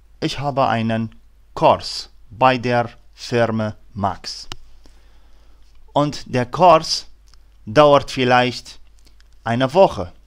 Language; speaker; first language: German; non-native, learner; Arabic